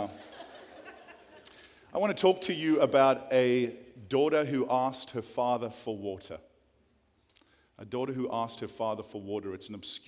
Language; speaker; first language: English; native; English